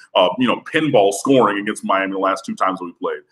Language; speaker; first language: English; native; English